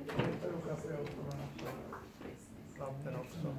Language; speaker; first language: Swedish; native; Swedish